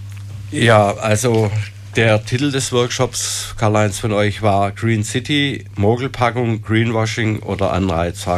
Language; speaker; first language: German; native; German